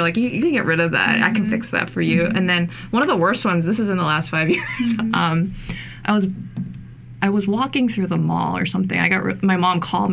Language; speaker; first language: English; native; English